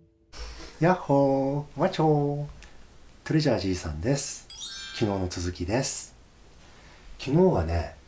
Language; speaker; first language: Japanese; native; Japanese